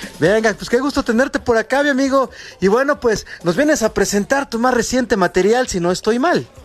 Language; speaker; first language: Spanish; native; Spanish